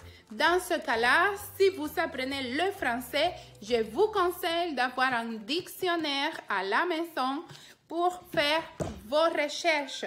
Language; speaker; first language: French; non-native, fluent; Spanish